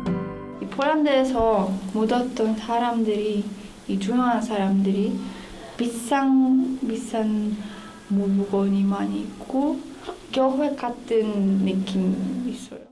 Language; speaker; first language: Korean; non-native, learner; Polish